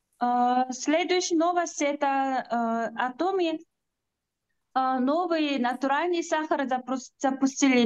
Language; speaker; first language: Russian; non-native, learner; Korean